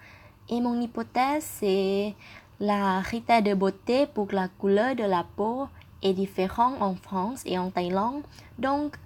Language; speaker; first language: French; non-native, fluent; Thai